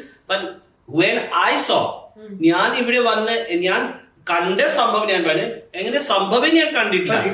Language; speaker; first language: Malayalam; non-native, fluent; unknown